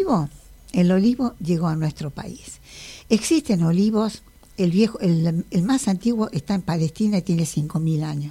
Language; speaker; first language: Spanish; native; Spanish